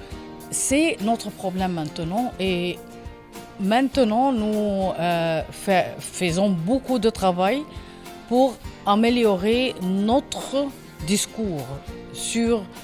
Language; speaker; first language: French; non-native, learner; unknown